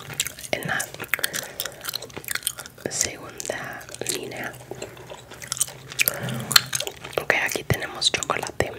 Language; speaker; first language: Spanish; non-native, fluent; English